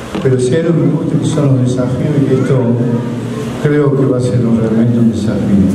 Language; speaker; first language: Spanish; native; Spanish